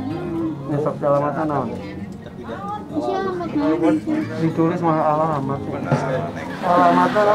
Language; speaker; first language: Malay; non-native, local second language; Sundanese